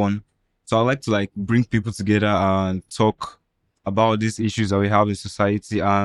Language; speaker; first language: English; non-native, local second language; Igbo